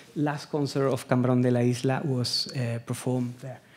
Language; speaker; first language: English; non-native, fluent; Spanish